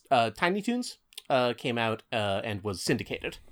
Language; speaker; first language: English; native; English